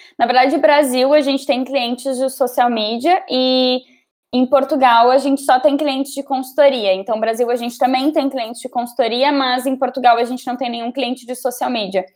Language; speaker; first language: Portuguese; native; Portuguese